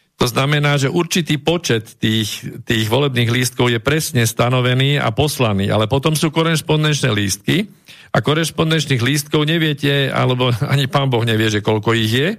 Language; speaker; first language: Slovak; native; Slovak